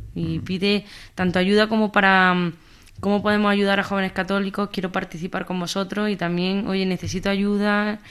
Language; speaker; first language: Spanish; native; Spanish